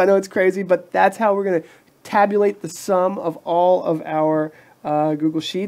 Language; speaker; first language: English; native; English